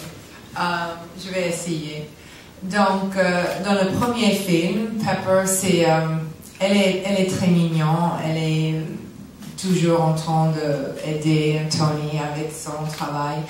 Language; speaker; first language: French; non-native, learner; English